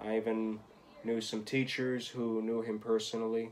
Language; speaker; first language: English; native; English